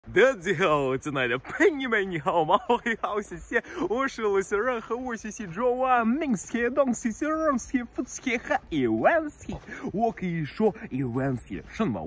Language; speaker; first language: Chinese; non-native, learner; Russian